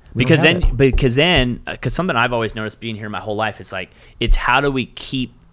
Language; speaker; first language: English; native; English